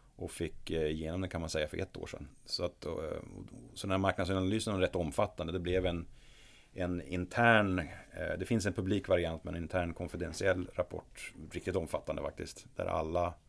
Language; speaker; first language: Swedish; native; Swedish